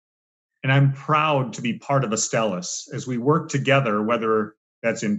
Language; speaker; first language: English; native; English